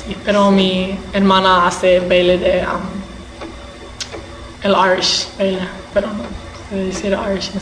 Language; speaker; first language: Spanish; early bilingual, heritage; English